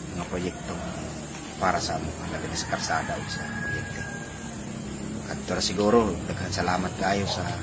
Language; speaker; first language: Cebuano; non-native, local second language; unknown